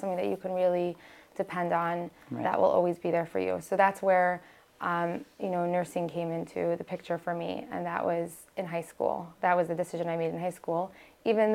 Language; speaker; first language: English; native; English